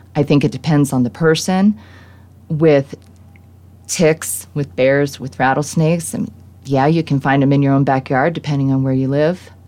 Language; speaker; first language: English; native; English